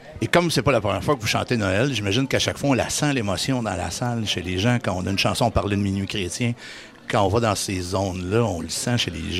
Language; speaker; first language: French; native; French